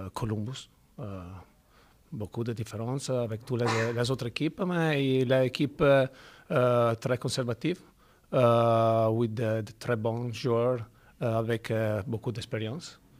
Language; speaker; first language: French; non-native, fluent; Italian